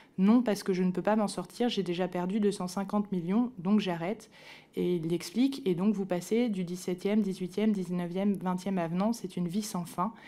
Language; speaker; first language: French; native; French